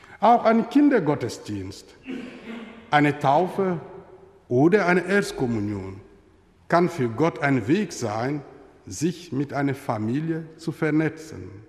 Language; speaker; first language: German; non-native, fluent; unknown